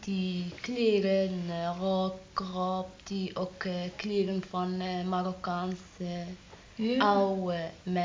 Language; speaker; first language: Dutch; non-native, learner; Arabic